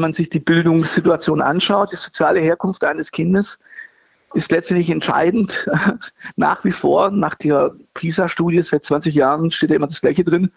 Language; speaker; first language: German; native; German